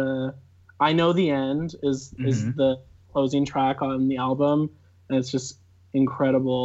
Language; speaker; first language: English; native; English